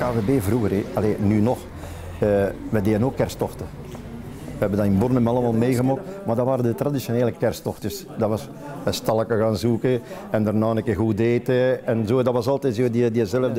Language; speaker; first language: Dutch; native; Dutch